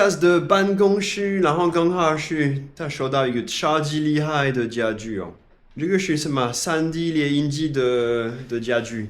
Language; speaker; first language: Chinese; non-native, fluent; French